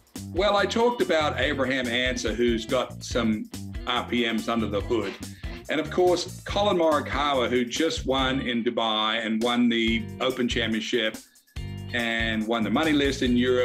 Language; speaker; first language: English; native; English